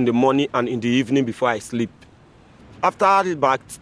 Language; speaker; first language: English; non-native, local second language; Bini